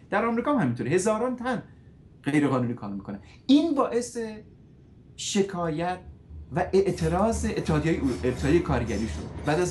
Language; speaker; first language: Persian; early bilingual, heritage; Persian